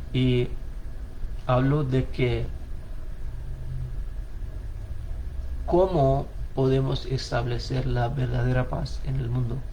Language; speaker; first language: Spanish; non-native, fluent; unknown